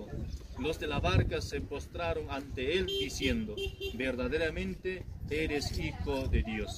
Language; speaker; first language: Spanish; native; Spanish